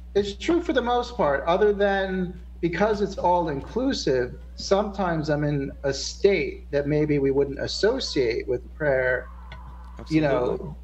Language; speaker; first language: English; native; English